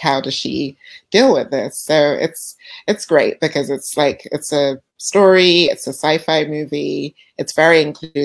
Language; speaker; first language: English; native; English